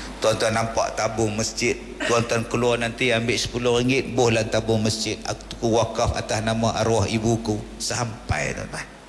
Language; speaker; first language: Malay; native; Malay